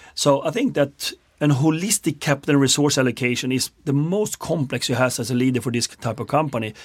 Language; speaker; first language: English; non-native, fluent; Swedish